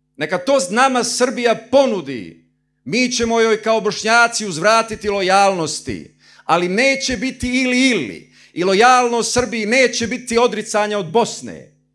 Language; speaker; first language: Bosnian; native; Bosnian